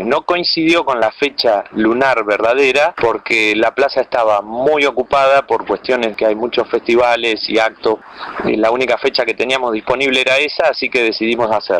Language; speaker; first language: Spanish; native; Spanish